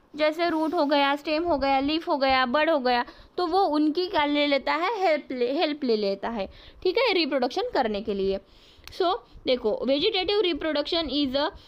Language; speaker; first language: Hindi; non-native, local second language; Marathi